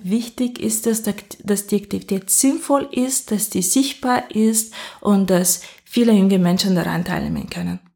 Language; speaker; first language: German; non-native, fluent; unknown